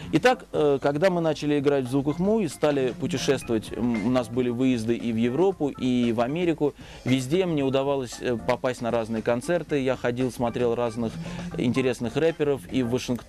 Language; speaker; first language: Russian; native; Russian